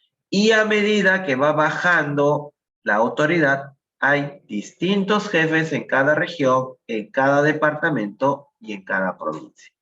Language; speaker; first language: Spanish; native; Spanish